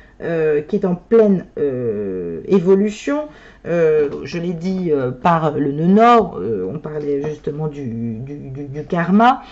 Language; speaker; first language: French; native; French